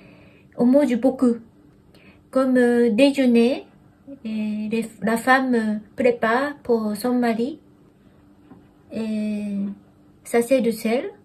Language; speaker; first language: French; non-native, learner; Japanese